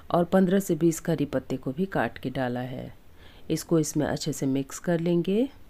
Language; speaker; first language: Hindi; native; Hindi